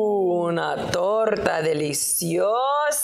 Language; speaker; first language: Spanish; non-native, learner; English